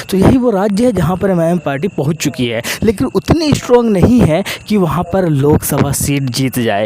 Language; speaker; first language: Hindi; native; Hindi